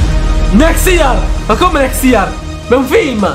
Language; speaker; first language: Italian; native; Italian